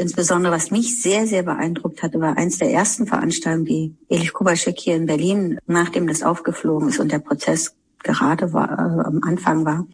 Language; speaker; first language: German; early bilingual, other home language; Turkish